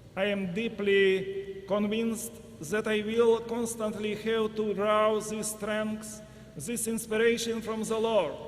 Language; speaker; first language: English; non-native, fluent; Ukrainian